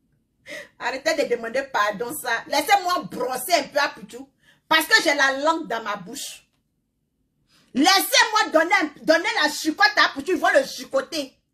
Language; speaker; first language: French; non-native, local second language; Baoulé